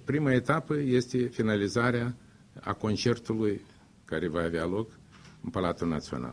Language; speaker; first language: Romanian; non-native, local second language; Russian